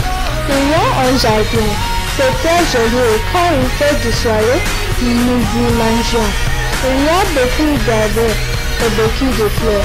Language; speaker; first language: French; non-native, learner; English